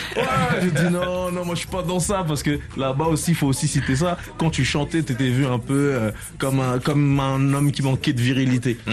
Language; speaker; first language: French; native; French